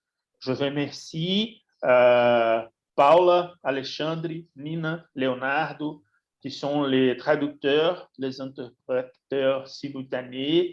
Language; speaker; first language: French; non-native, fluent; Portuguese